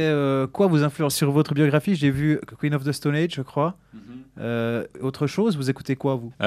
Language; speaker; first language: French; native; French